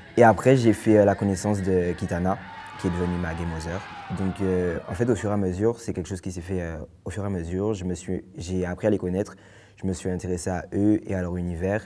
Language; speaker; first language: French; native; French